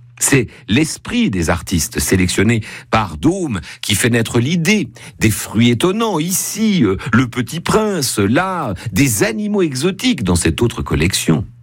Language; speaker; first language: French; native; French